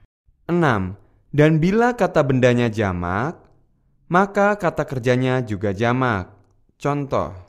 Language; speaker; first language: Indonesian; native; Indonesian